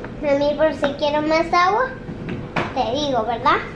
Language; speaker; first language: Spanish; early bilingual, other home language; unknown